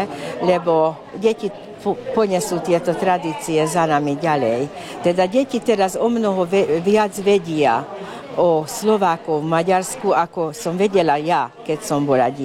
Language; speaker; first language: Slovak; non-native, local second language; Hungarian